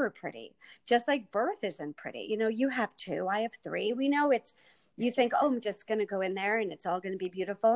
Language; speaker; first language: English; native; English